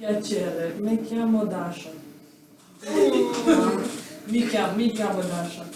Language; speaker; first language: Italian; non-native, learner; Russian